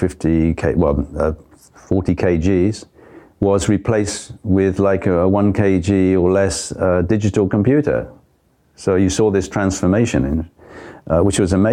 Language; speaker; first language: English; native; English